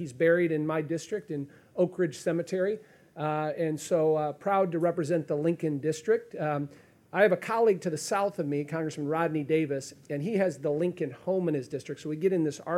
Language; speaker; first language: English; native; English